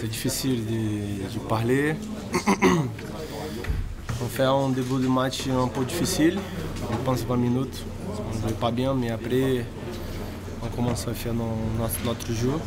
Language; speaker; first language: French; non-native, learner; Portuguese